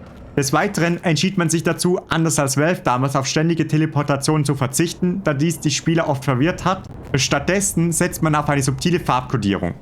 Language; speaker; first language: German; native; German